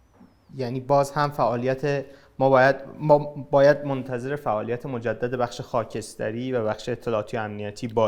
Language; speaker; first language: Persian; native; Persian